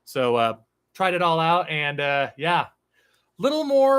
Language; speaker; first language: English; native; English